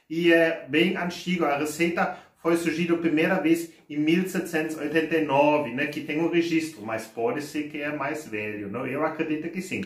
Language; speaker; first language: Portuguese; non-native, learner; German